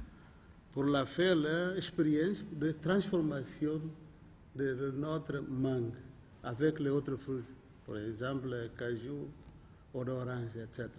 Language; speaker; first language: French; non-native, learner; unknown